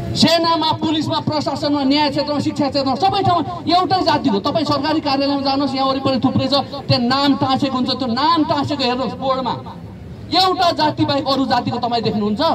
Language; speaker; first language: Nepali; non-native, local second language; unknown